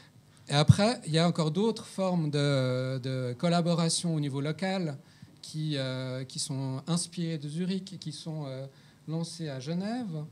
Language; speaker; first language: French; native; French